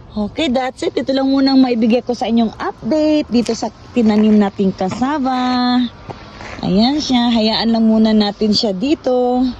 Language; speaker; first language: Filipino; non-native, local second language; Cebuano